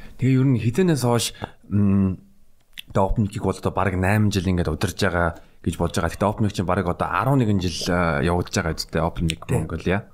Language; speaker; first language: Mongolian; native; Mongolian